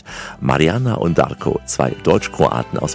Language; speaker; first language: German; native; German